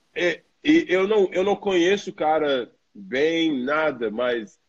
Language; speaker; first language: Portuguese; non-native, fluent; English